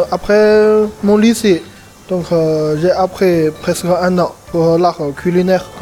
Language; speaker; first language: French; non-native, learner; Chinese